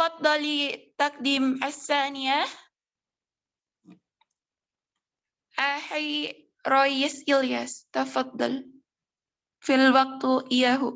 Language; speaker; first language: Arabic; non-native, learner; Indonesian